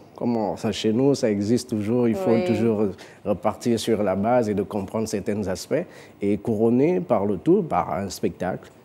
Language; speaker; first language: French; non-native, local second language; Fang